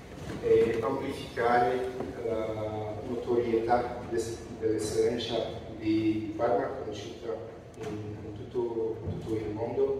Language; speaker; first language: Italian; non-native, learner; Dutch